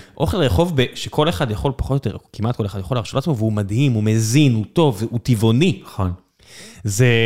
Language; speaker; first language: Hebrew; native; Hebrew